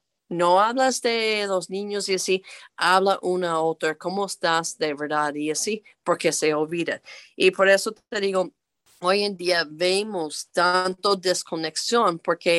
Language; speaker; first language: Spanish; non-native, fluent; English